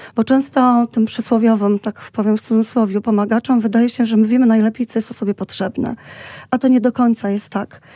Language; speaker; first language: Polish; native; Polish